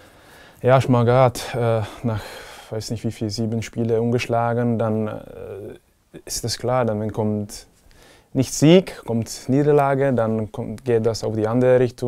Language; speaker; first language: German; non-native, fluent; Czech